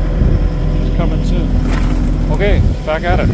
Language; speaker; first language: English; native; English